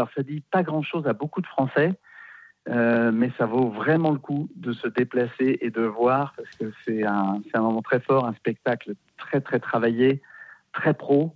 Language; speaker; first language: French; native; French